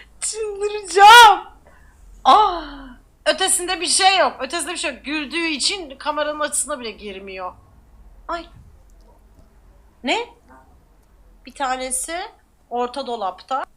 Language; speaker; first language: Turkish; native; Turkish